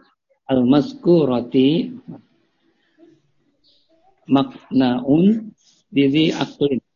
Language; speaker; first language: Arabic; non-native, learner; Indonesian